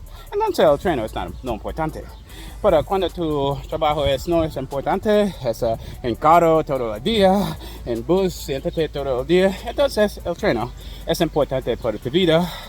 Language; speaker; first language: Spanish; non-native, learner; English